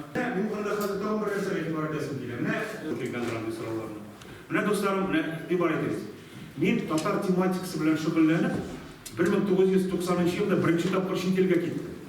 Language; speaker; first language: Tatar; native; Tatar